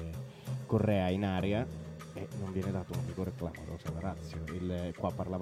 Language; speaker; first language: Italian; native; Italian